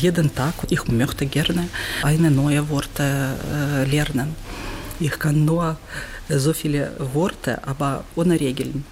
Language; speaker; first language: German; non-native, learner; Ukrainian